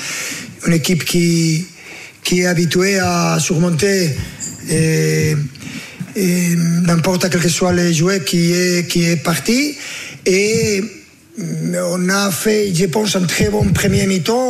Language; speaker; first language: French; non-native, learner; Spanish